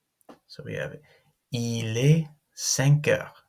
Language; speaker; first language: French; non-native, fluent; English